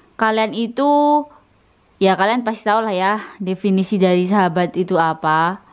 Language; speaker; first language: Indonesian; native; Indonesian